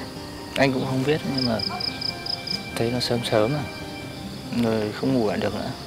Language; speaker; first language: Vietnamese; native; Vietnamese